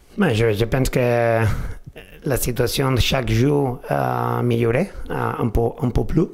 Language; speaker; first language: French; non-native, fluent; Spanish